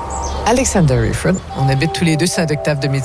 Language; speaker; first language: French; native; French